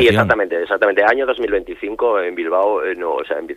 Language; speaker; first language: Spanish; native; Spanish